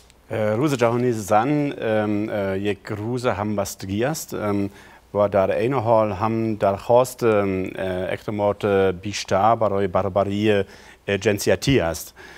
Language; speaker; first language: Persian; non-native, fluent; German